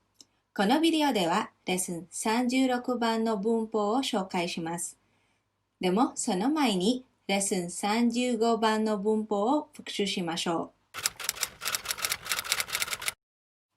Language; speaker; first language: Japanese; non-native, fluent; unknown